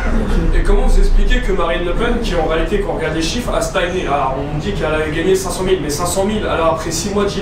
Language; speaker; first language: French; native; French